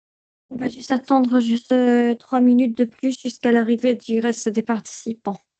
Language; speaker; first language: French; non-native, local second language; Arabic